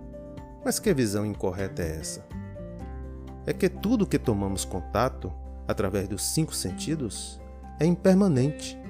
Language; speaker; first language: Portuguese; native; Portuguese